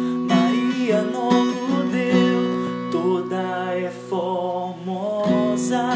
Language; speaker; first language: Portuguese; native; Portuguese